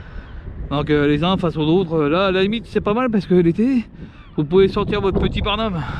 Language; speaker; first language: French; native; French